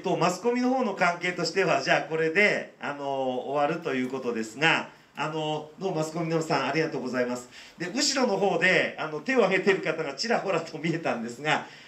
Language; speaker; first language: Japanese; native; Japanese